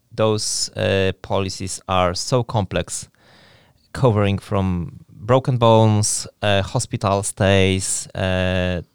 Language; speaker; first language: English; non-native, fluent; Polish